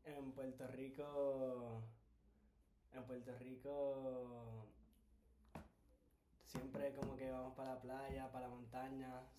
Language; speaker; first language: Spanish; native; Spanish